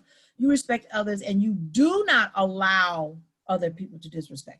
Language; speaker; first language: English; native; English